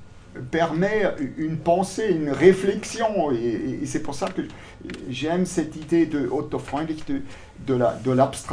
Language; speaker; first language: French; non-native, local second language; German